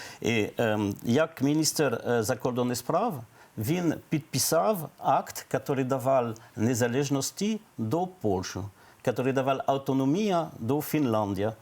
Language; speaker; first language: Ukrainian; non-native, learner; French